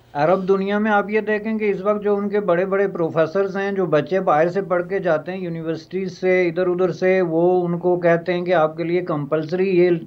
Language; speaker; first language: Urdu; non-native, local second language; Pahari-Potwari